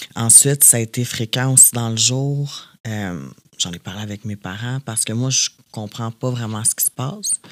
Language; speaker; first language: French; native; French